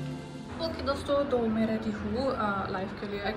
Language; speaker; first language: Hindi; non-native, learner; German